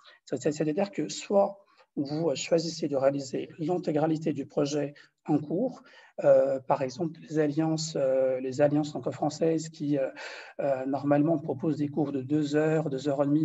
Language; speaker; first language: French; non-native, fluent; Portuguese